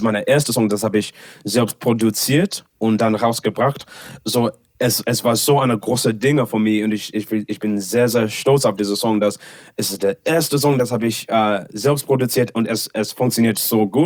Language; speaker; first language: German; non-native, learner; English